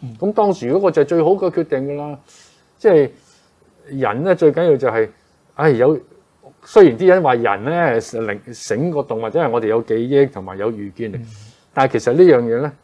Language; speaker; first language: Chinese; non-native, local second language; Cantonese